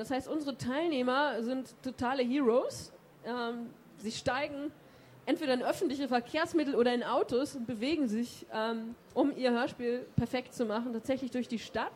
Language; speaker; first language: German; native; German